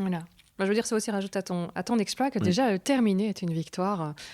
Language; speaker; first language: French; native; French